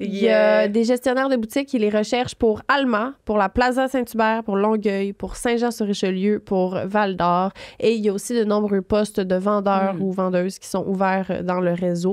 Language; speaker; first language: French; native; French